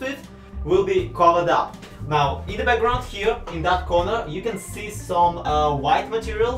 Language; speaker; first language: English; non-native, fluent; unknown